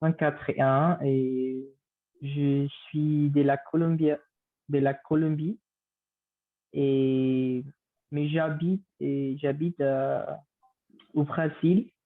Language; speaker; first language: French; non-native, learner; Spanish